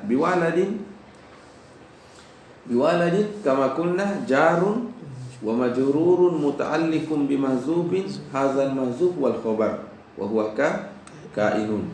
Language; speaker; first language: Arabic; non-native, fluent; Indonesian